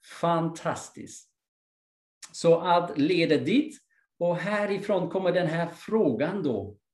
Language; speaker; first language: Swedish; non-native, fluent; English